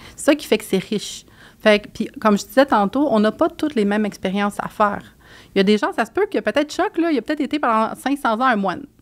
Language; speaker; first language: French; native; French